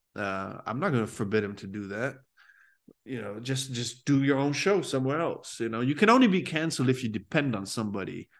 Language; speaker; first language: English; early bilingual, other home language; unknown